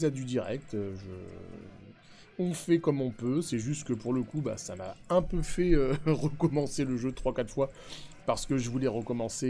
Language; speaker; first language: French; native; French